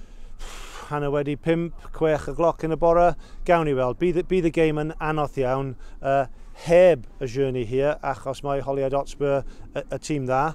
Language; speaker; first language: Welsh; non-native, local second language; English